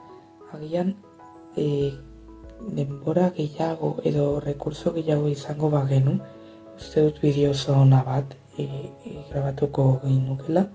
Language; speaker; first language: Basque; non-native, local second language; Spanish